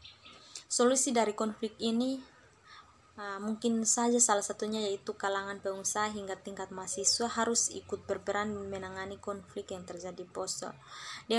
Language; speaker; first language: Indonesian; native; Indonesian